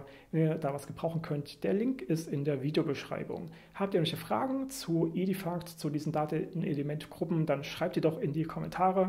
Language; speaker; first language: German; native; German